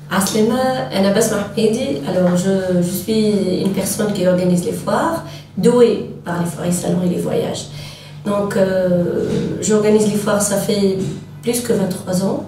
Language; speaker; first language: French; non-native, local second language; Arabic